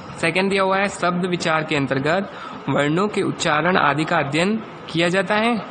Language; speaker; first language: Hindi; native; Hindi